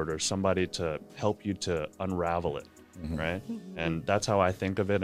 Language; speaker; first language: English; native; English